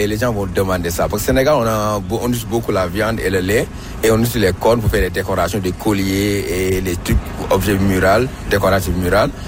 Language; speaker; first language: French; non-native, local second language; Wolof